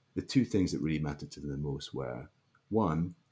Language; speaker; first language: English; native; English